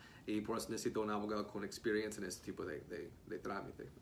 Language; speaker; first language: Spanish; non-native, fluent; English